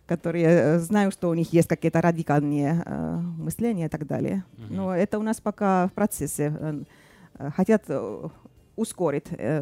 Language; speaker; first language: Russian; non-native, fluent; Finnish